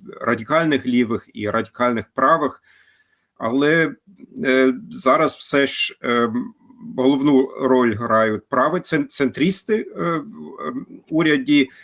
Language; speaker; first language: Ukrainian; non-native, fluent; German